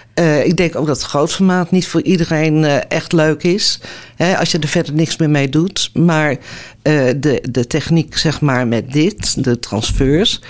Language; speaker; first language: Dutch; native; Dutch